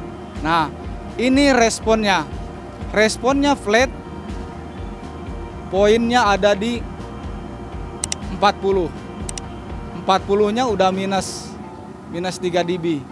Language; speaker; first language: Indonesian; native; Indonesian